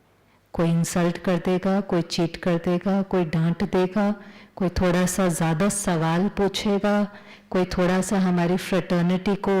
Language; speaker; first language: Hindi; native; Hindi